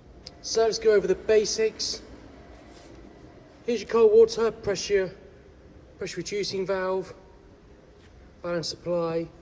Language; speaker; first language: English; native; English